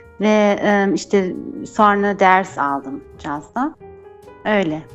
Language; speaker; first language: Turkish; early bilingual, heritage; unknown